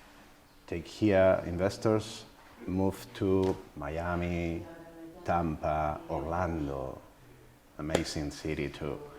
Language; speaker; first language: English; non-native, learner; Spanish